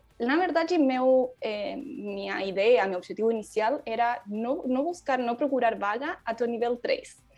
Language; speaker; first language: Portuguese; non-native, learner; Spanish